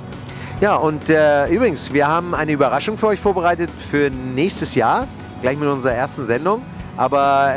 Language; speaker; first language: German; native; German